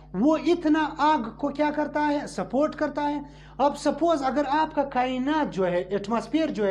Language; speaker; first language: Urdu; non-native, local second language; Pashto